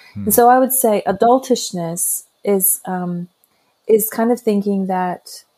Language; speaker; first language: English; native; English